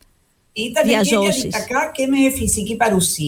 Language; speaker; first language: Greek; non-native, fluent; Spanish